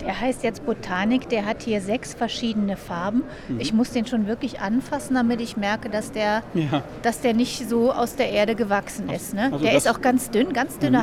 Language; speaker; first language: German; native; German